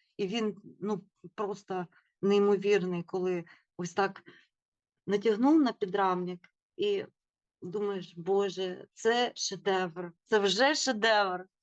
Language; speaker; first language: Ukrainian; non-native, local second language; Russian